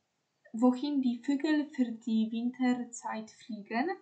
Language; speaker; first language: German; non-native, fluent; Polish